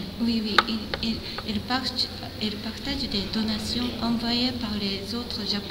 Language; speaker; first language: French; non-native, fluent; Japanese